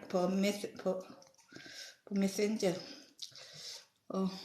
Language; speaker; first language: Swedish; non-native, learner; Thai